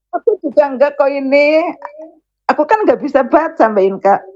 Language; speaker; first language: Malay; non-native, local second language; Javanese